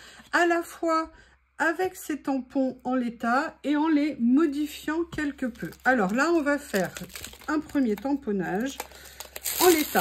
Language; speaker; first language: French; native; French